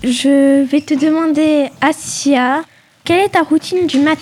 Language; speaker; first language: French; native; French